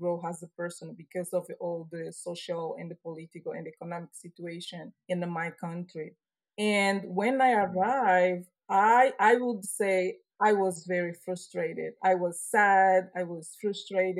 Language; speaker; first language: English; non-native, fluent; Portuguese